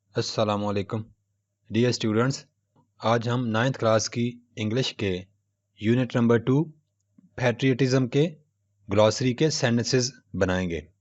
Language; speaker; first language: Urdu; non-native, local second language; Punjabi